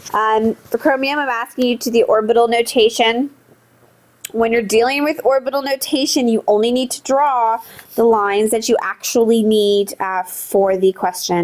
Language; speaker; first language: English; native; English